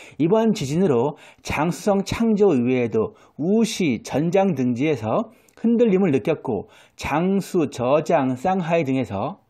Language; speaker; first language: Korean; native; Korean